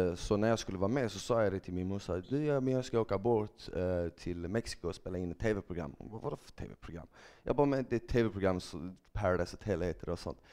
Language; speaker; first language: Swedish; early bilingual, other home language; Bosnian